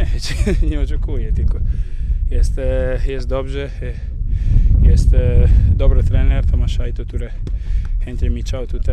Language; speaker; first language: Polish; non-native, fluent; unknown